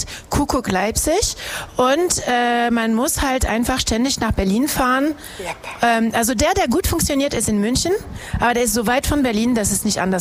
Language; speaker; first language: German; non-native, fluent; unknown